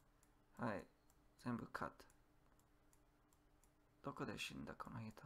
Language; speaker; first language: Japanese; non-native, learner; English